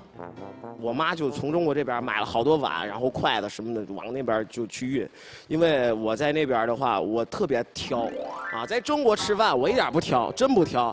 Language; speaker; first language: Chinese; early bilingual, other home language; English